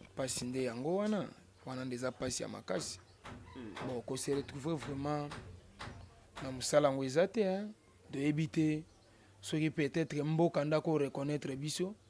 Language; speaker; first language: Lingala; native; Lingala